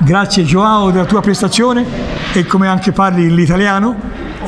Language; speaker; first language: Italian; native; Italian